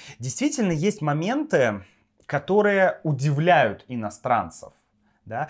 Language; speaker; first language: Russian; native; Russian